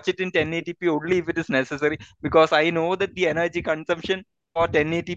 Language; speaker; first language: English; non-native, local second language; Malayalam